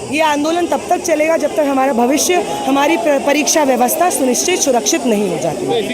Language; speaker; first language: Hindi; native; Hindi